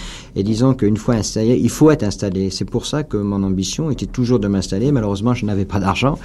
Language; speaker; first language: French; native; French